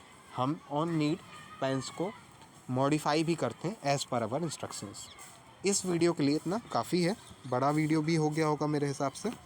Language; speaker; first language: Hindi; native; Hindi